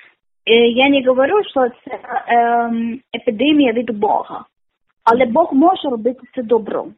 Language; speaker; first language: Ukrainian; non-native, learner; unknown